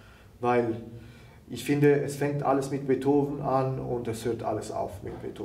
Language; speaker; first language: German; non-native, fluent; Italian